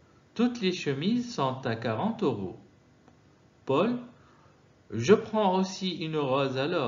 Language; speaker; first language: French; non-native, fluent; Arabic